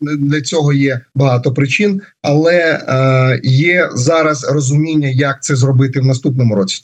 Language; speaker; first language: Ukrainian; native; Ukrainian